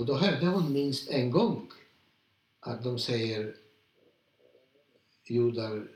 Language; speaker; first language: Swedish; non-native, fluent; Polish